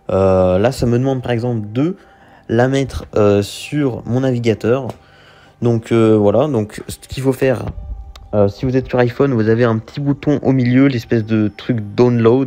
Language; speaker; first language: French; native; French